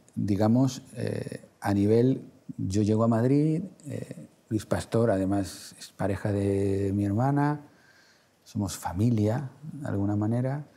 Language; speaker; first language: Spanish; native; Spanish